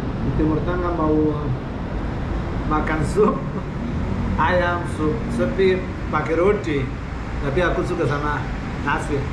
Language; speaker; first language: Indonesian; non-native, learner; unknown